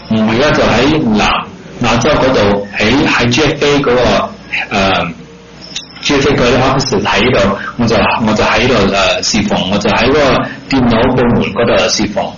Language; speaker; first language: Chinese; early bilingual, heritage; Cantonese